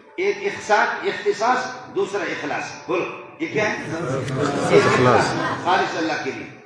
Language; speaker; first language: Urdu; non-native, local second language; Brahui